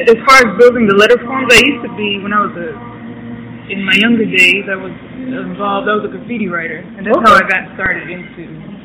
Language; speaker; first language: English; native; English